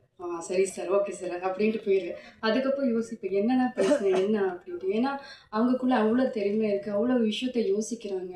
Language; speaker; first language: Tamil; non-native, fluent; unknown